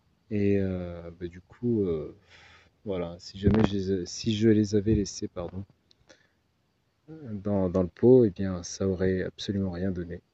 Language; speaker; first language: French; native; French